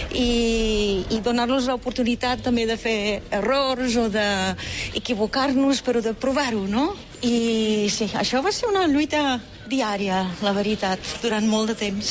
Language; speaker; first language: Catalan; non-native, fluent; German